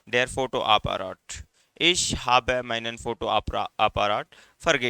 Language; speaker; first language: German; non-native, fluent; Hindi